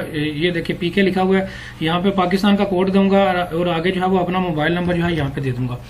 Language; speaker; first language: Urdu; non-native, local second language; Punjabi